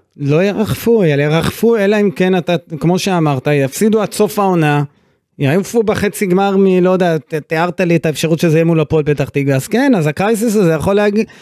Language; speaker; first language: Hebrew; native; Hebrew